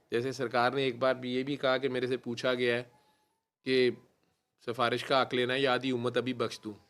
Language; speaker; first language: Urdu; non-native, local second language; Punjabi